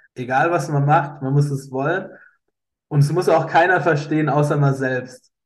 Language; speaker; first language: German; native; German